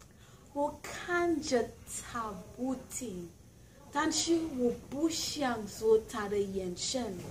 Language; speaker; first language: Chinese; non-native, learner; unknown